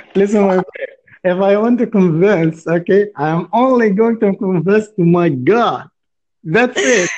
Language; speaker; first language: English; non-native, learner; Arabic